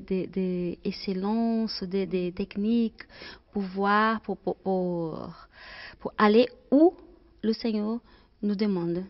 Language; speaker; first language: French; non-native, fluent; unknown